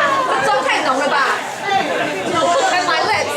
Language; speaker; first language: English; non-native, learner; Chinese